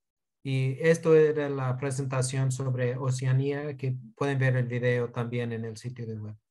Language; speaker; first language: Spanish; non-native, fluent; English